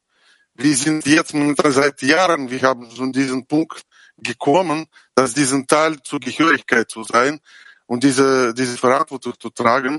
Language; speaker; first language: German; non-native, learner; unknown